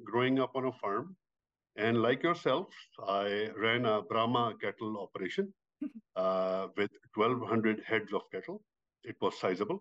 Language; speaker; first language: English; non-native, local second language; Urdu